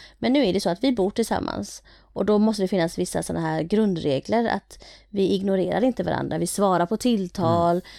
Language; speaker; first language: Swedish; early bilingual, other home language; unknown